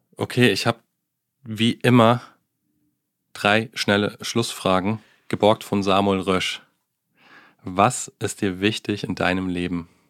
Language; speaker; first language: German; native; German